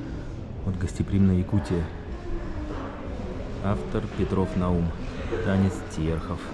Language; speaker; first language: Russian; native; Russian